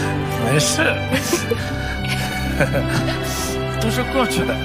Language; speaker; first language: Chinese; non-native, fluent; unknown